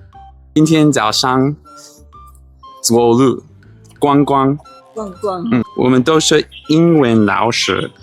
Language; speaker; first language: Chinese; non-native, learner; English